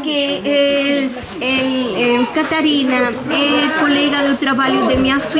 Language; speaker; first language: Portuguese; non-native, learner; Spanish